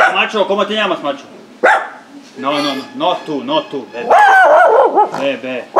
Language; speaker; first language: Spanish; non-native, learner; Serbian